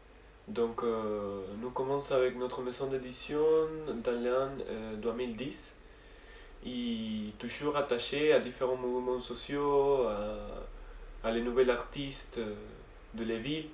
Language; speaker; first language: French; non-native, learner; Spanish